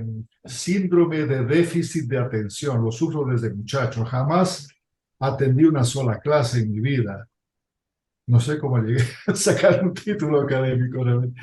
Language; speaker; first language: Spanish; native; Spanish